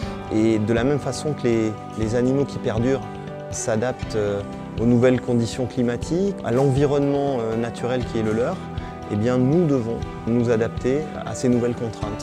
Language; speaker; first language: French; native; French